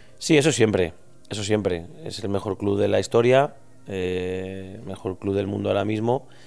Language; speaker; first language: Spanish; native; Spanish